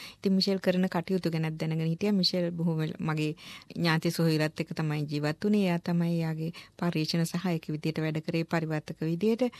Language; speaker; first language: Sinhala; native; Sinhala